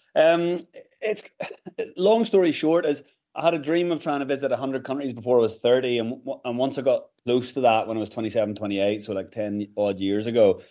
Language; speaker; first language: English; native; English